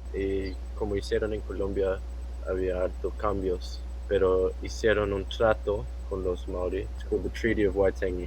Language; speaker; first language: Spanish; non-native, fluent; English